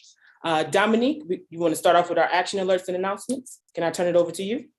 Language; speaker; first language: English; native; English